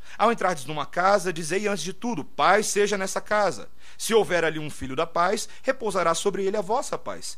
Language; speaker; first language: Portuguese; native; Portuguese